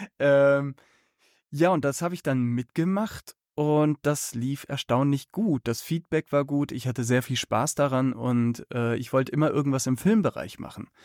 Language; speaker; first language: German; native; German